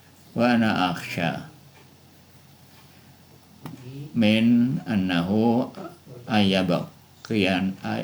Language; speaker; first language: Arabic; non-native, fluent; Indonesian